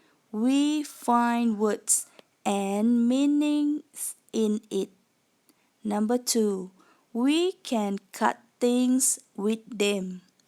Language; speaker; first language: English; non-native, fluent; Thai